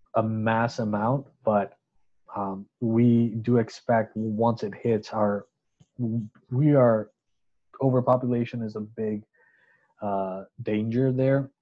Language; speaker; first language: English; non-native, local second language; Bangla